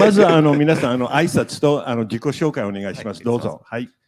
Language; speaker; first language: Japanese; native; Japanese